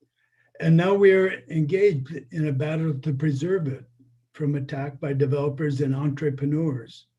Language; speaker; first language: English; native; English